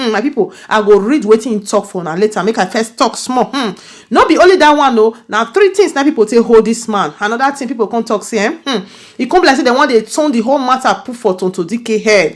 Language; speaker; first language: Nigerian Pidgin; native; Nigerian Pidgin